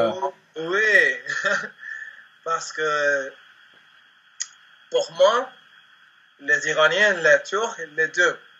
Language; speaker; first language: French; non-native, learner; Spanish